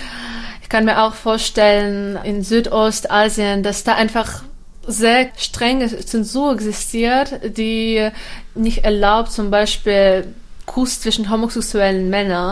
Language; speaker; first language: German; non-native, fluent; Russian